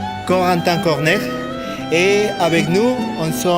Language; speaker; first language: French; non-native, learner; Spanish